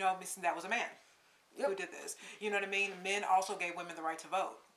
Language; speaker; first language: English; native; English